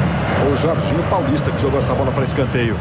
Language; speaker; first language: Portuguese; native; Portuguese